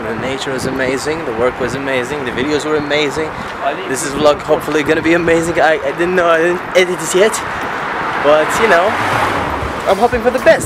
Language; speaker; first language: English; non-native, fluent; Arabic